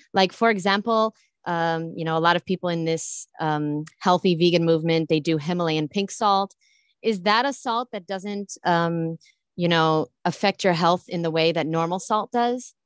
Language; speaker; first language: English; early bilingual, other home language; Italian